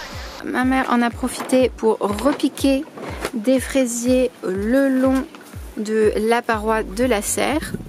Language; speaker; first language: French; native; French